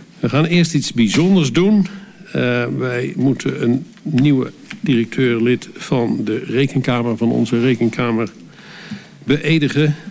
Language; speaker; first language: Dutch; native; Dutch